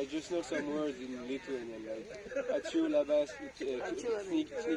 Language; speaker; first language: English; non-native, fluent; French